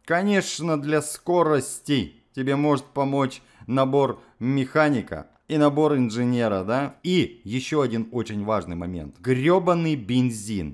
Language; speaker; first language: Russian; native; Russian